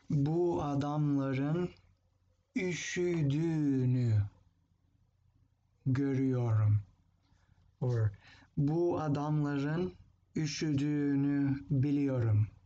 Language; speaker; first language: Turkish; non-native, fluent; English